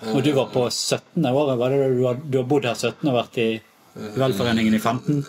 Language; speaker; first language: Norwegian; native; Norwegian